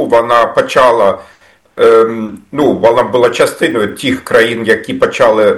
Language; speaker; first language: Ukrainian; non-native, fluent; German